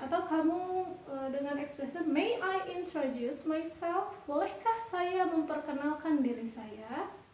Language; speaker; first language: Indonesian; non-native, local second language; Sundanese